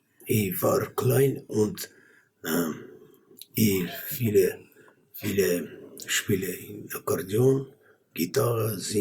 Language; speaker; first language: German; non-native, learner; Armenian